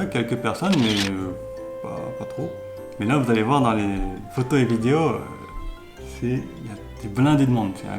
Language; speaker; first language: French; native; French